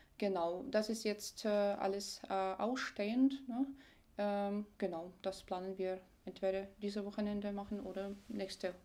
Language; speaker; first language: German; non-native, fluent; Ukrainian